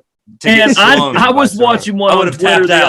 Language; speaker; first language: English; native; English